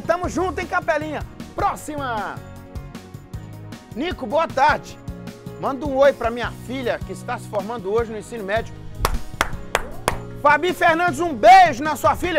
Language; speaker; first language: Portuguese; native; Portuguese